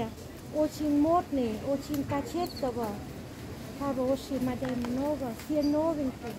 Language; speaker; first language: Russian; non-native, learner; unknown